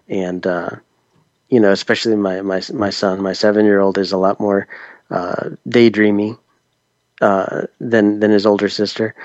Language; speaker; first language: English; native; English